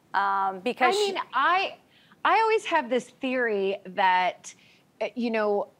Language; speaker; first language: English; native; English